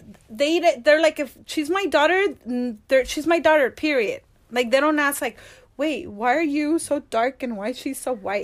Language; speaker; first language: English; early bilingual, other home language; Spanish